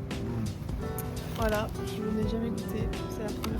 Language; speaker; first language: French; native; French